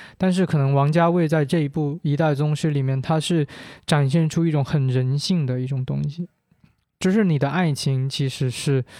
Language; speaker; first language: Chinese; non-native, local second language; Min Nan Chinese